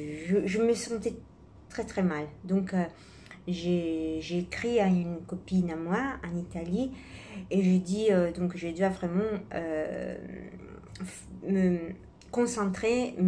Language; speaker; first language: French; non-native, fluent; Italian